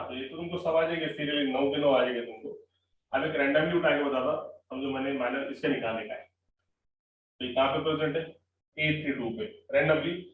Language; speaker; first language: Hindi; non-native, local second language; Marathi